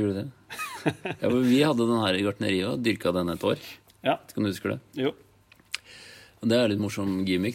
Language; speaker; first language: Norwegian; native; Norwegian